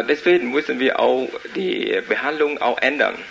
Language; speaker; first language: German; non-native, learner; Vietnamese